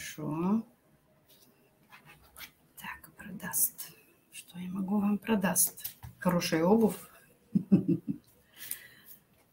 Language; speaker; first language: Russian; non-native, fluent; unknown